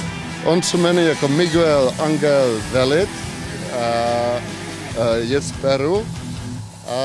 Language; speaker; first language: Czech; non-native, fluent; Dutch